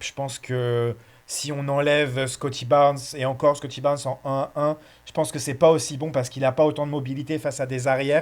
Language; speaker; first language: French; native; French